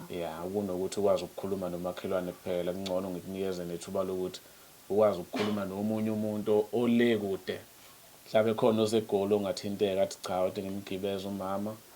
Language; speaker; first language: Zulu; native; Zulu